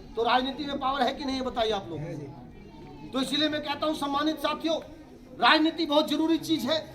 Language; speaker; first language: Hindi; native; Hindi